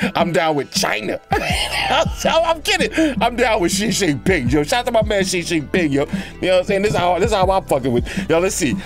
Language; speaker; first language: English; native; English